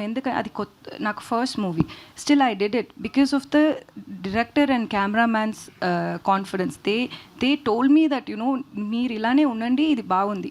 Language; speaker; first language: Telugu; non-native, learner; Tamil